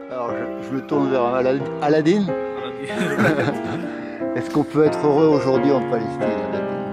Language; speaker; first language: French; native; French